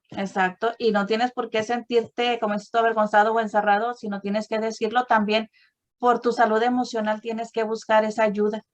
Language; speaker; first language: Spanish; native; Spanish